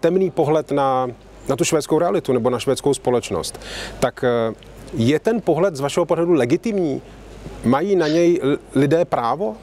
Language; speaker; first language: Czech; native; Czech